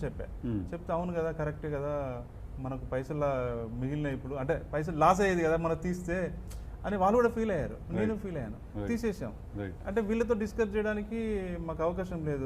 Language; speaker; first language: Telugu; native; Telugu